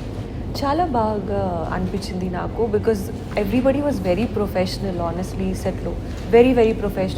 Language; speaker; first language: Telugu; non-native, learner; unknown